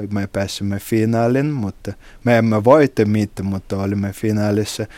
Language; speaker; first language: Finnish; non-native, fluent; Russian